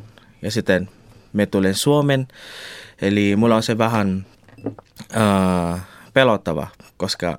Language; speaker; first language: Finnish; non-native, learner; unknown